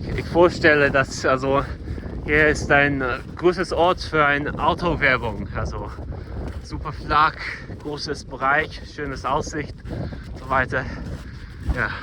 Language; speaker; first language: German; non-native, learner; English